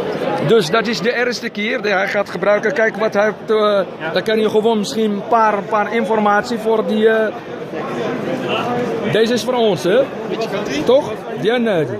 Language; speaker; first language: Dutch; non-native, learner; Arabic